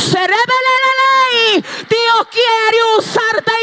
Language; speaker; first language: Spanish; native; Spanish